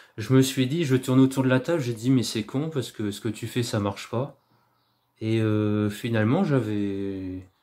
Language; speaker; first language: French; native; French